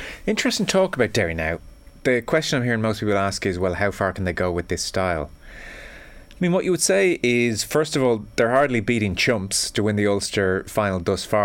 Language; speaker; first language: English; native; English